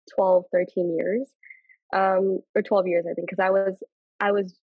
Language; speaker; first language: English; early bilingual, other home language; Telugu